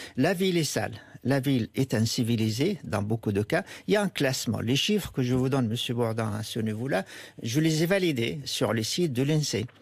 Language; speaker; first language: French; non-native, fluent; Arabic